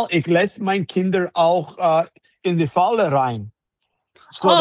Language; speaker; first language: German; non-native, fluent; English